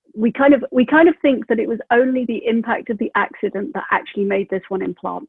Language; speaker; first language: English; native; English